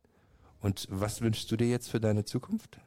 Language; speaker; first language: German; native; German